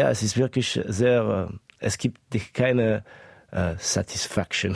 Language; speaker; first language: German; early bilingual, other home language; Estonian